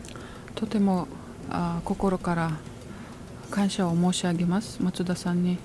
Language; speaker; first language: Japanese; non-native, fluent; Kyrgyz